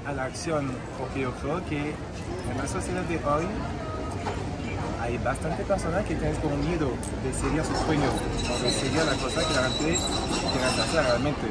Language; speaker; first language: Spanish; non-native, fluent; French